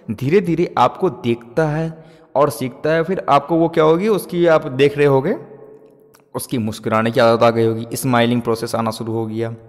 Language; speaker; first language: Hindi; native; Hindi